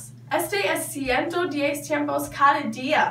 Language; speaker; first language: Spanish; non-native, learner; English